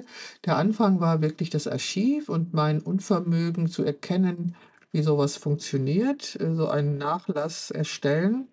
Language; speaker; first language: German; native; German